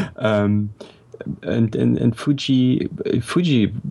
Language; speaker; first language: English; non-native, fluent; German